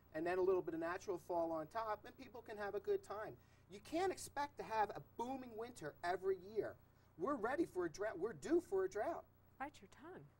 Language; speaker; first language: English; native; English